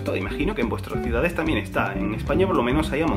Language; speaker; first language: Spanish; native; Spanish